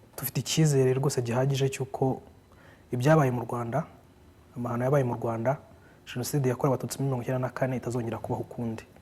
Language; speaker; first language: Kinyarwanda; native; Kinyarwanda